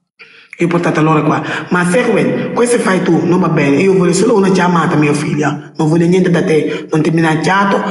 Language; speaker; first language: Italian; non-native, learner; Wolof